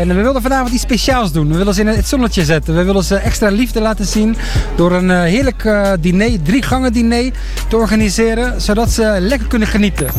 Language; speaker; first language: Dutch; native; Dutch